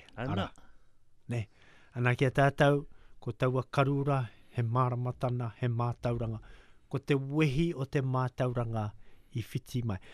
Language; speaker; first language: Māori; native; Māori